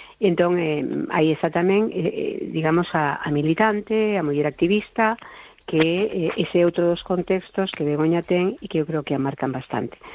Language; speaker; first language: Galician; non-native, local second language; Spanish